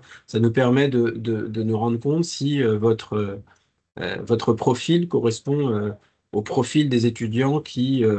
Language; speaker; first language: French; native; French